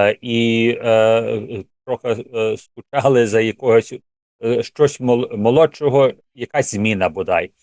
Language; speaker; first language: Ukrainian; early bilingual, heritage; English